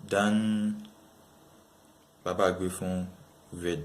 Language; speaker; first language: German; non-native, learner; Yoruba